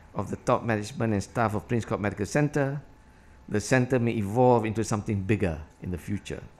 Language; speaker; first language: English; non-native, local second language; Malay